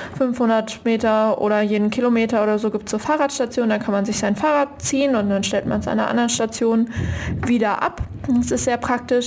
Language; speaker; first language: German; native; German